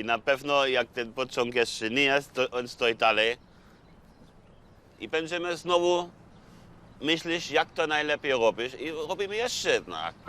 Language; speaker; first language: Polish; non-native, fluent; German